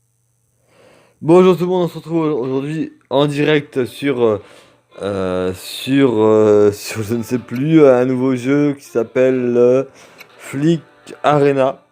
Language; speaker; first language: French; native; French